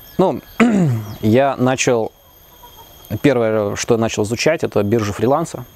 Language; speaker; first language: Russian; native; Russian